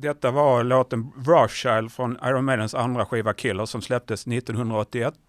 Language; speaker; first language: Swedish; native; Swedish